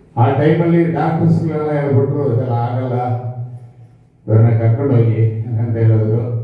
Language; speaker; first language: Kannada; native; Kannada